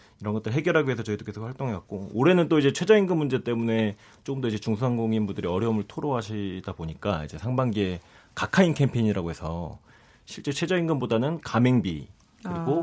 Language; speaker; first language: Korean; native; Korean